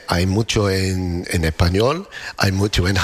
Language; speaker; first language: Spanish; non-native, fluent; English